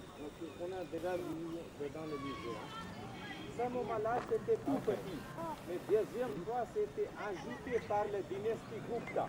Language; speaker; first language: French; non-native, local second language; Hindi